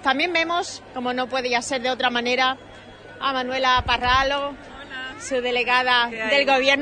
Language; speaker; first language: Spanish; native; Spanish